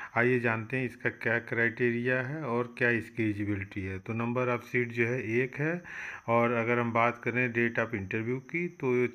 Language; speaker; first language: Hindi; native; Hindi